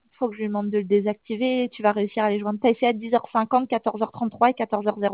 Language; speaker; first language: French; native; French